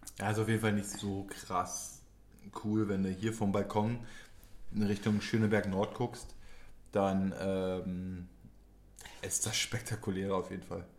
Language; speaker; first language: German; early bilingual, other home language; Polish